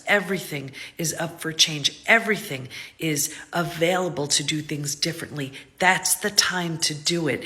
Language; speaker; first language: English; native; English